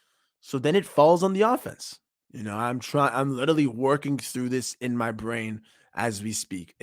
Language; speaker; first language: English; native; English